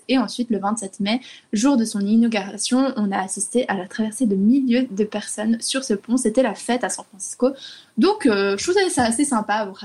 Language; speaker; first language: French; native; French